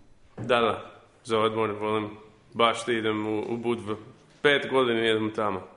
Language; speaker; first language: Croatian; early bilingual, heritage; Serbian